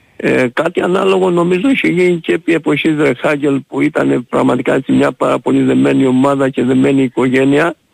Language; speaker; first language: Greek; native; Greek